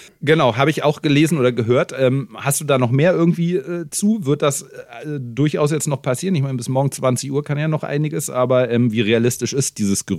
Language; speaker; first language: German; native; German